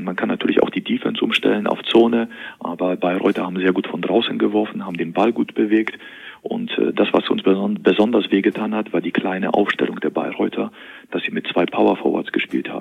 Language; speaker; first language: German; native; German